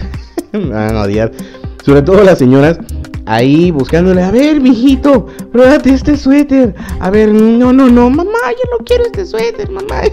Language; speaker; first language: Spanish; native; Spanish